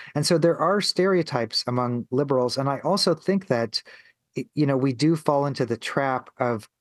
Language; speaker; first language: English; native; English